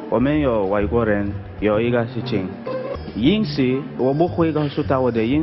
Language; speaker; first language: Chinese; non-native, learner; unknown